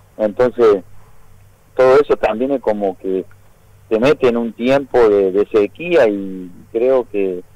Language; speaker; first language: Spanish; native; Spanish